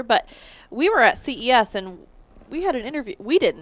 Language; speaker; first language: English; native; English